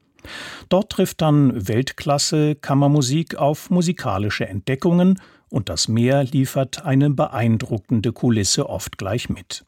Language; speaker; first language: German; native; German